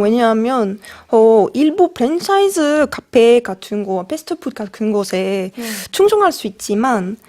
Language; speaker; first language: Korean; non-native, fluent; French